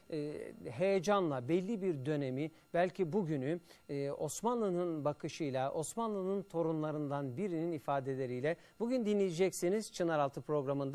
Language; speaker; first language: Turkish; native; Turkish